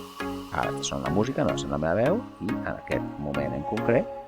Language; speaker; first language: Catalan; native; Catalan